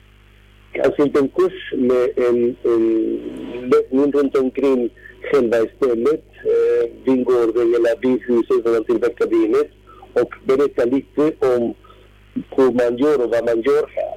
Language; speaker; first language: Swedish; non-native, fluent; Spanish